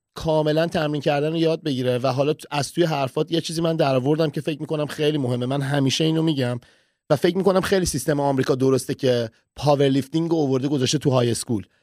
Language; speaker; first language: Persian; early bilingual, heritage; Persian